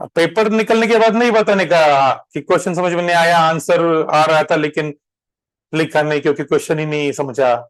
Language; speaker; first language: Hindi; non-native, local second language; Marathi